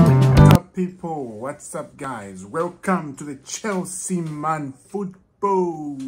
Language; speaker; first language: English; non-native, fluent; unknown